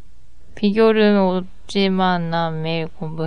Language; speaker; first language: Korean; non-native, learner; Japanese